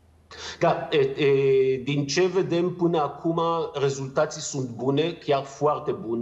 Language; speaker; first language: Romanian; non-native, learner; Hebrew